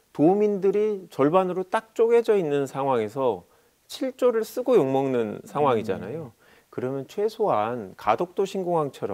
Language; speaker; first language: Korean; native; Korean